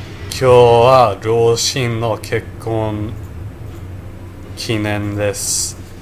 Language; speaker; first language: Japanese; non-native, learner; English